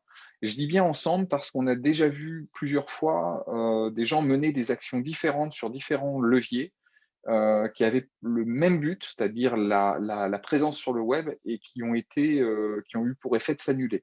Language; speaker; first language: French; native; French